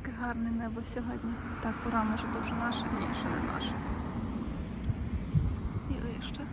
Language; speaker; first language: Ukrainian; native; Ukrainian